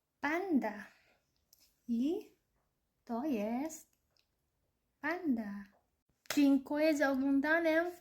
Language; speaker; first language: Polish; non-native, learner; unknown